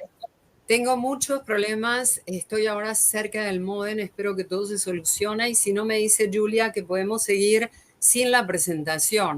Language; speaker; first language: Spanish; native; Spanish